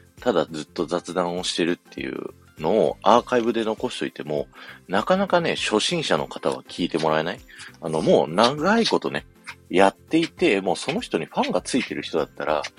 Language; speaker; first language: Japanese; native; Japanese